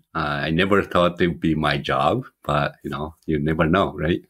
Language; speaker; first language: English; non-native, fluent; Japanese